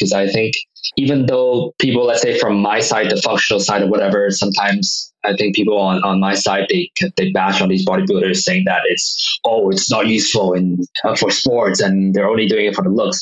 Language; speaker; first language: English; non-native, local second language; Cantonese